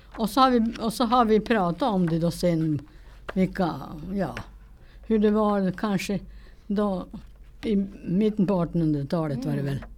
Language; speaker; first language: Swedish; native; Swedish